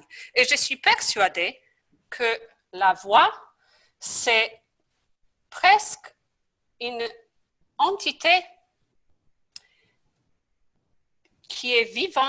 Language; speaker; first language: French; non-native, fluent; Polish